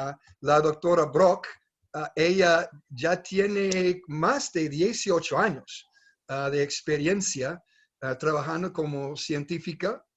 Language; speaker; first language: Spanish; non-native, fluent; English